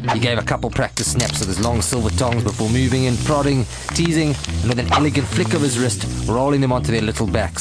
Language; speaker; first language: English; native; English